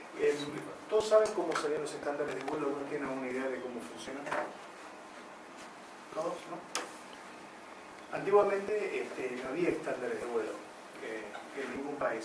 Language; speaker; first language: Spanish; native; Spanish